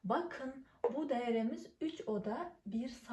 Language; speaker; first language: Turkish; non-native, fluent; Kazakh